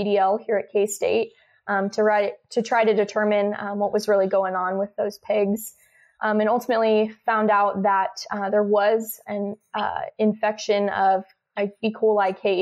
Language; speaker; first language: English; native; English